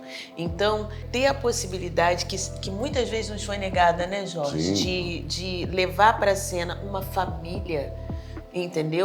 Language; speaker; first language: Portuguese; native; Portuguese